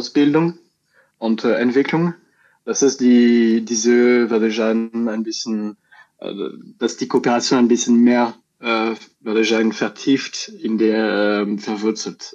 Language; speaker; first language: German; non-native, learner; French